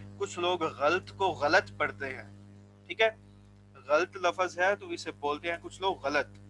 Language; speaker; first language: Urdu; non-native, local second language; Punjabi